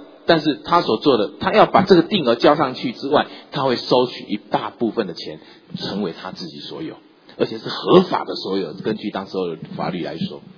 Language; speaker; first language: Chinese; native; Chinese